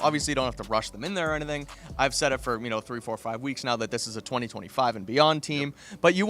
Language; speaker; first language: English; native; English